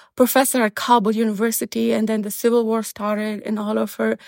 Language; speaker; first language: English; non-native, fluent; Pashto